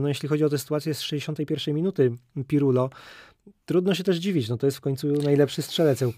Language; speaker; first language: Polish; native; Polish